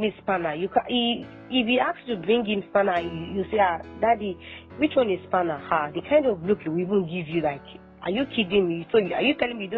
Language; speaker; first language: English; non-native, local second language; Yoruba